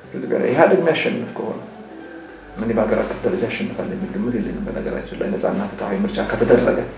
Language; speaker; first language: Amharic; native; Amharic